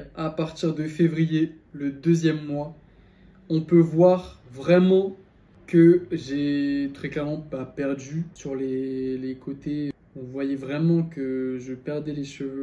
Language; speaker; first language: French; native; French